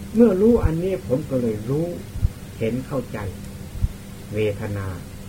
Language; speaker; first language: Thai; non-native, local second language; Lao